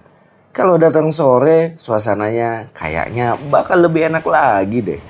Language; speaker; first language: Indonesian; native; Indonesian